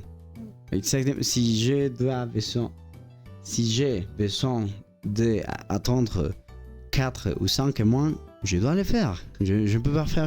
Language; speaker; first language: French; non-native, learner; Spanish